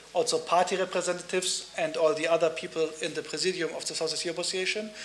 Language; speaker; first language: English; non-native, fluent; German